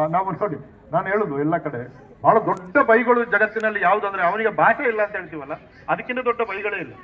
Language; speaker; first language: Kannada; non-native, local second language; Tulu